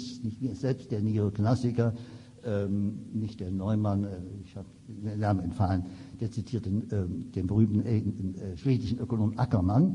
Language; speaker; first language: German; native; German